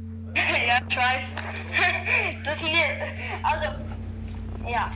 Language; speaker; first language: German; non-native, fluent; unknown